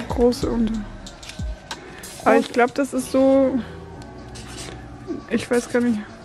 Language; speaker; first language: German; non-native, learner; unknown